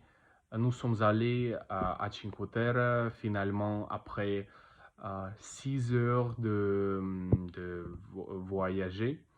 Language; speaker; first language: French; non-native, learner; Russian